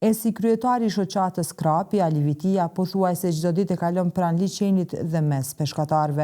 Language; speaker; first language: Albanian; native; Albanian